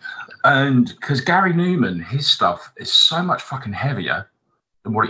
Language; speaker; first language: English; native; English